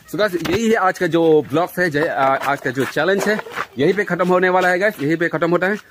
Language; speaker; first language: Hindi; non-native, local second language; Karbi